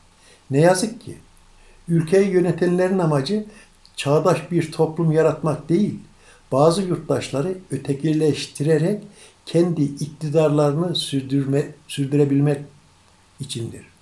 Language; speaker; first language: Turkish; native; Turkish